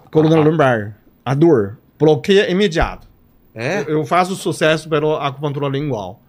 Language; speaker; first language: Portuguese; non-native, fluent; Chinese